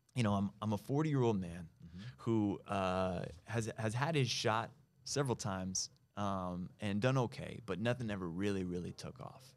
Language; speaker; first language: English; native; English